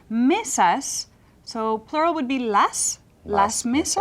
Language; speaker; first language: Spanish; non-native, learner; English